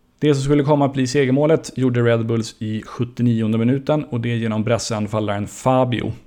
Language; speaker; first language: Swedish; native; Swedish